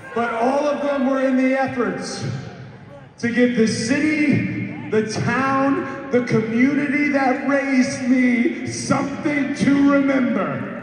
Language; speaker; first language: English; native; English